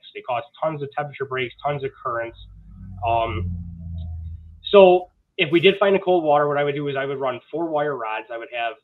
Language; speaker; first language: English; native; English